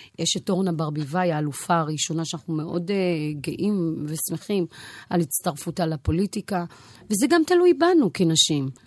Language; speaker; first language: Hebrew; early bilingual, other home language; Amharic